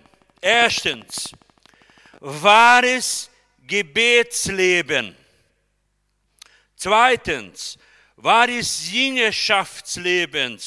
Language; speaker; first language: German; non-native, fluent; Portuguese